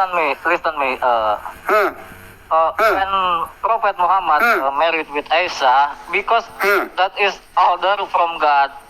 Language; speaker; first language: English; non-native, learner; Indonesian